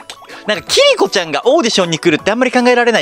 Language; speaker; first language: Japanese; native; Japanese